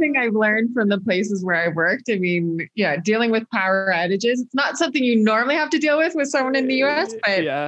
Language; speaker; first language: English; native; English